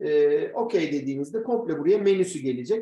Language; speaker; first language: Turkish; native; Turkish